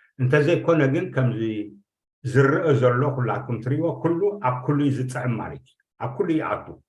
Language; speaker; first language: Tigrinya; native; Tigrinya